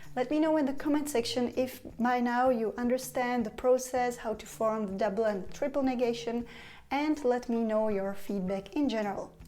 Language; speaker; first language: English; non-native, fluent; Czech